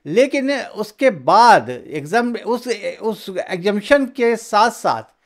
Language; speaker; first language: Hindi; native; Hindi